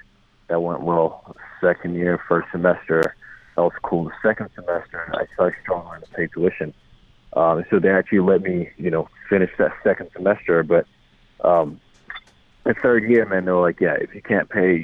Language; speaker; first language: English; non-native, local second language; Yoruba